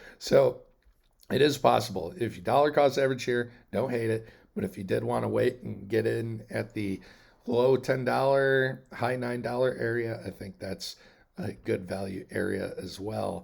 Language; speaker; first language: English; native; English